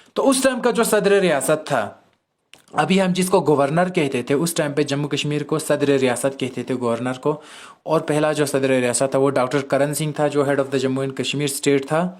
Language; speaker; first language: Hindi; non-native, local second language; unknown